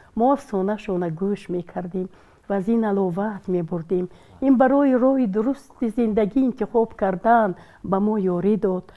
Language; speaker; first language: Tajik; non-native, local second language; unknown